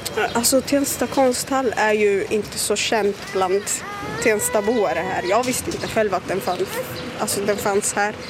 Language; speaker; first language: Swedish; early bilingual, other home language; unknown